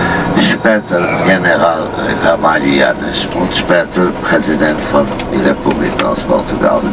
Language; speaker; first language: German; non-native, learner; Portuguese